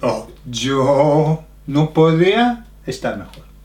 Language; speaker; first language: Spanish; non-native, fluent; English